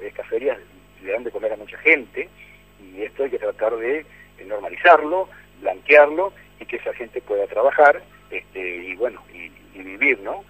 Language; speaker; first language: Spanish; native; Spanish